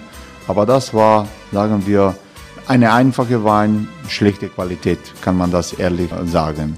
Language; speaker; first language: German; non-native, fluent; Croatian